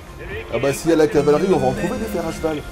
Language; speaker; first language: French; native; French